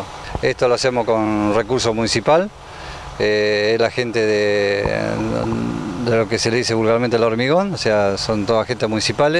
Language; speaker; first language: Spanish; native; Spanish